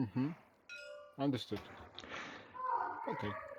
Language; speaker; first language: English; non-native, learner; Polish